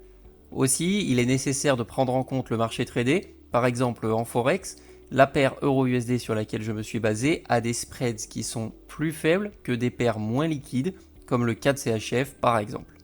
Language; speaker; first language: French; native; French